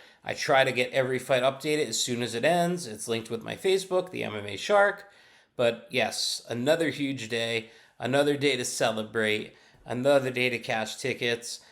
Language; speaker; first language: English; native; English